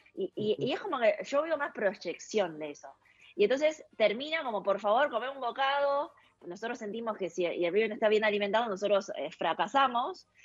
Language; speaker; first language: Spanish; early bilingual, other home language; Chinese